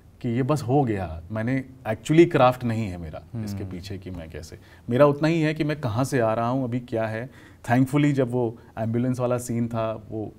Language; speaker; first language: Hindi; native; Hindi